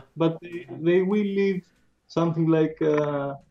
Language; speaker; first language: English; non-native, fluent; Greek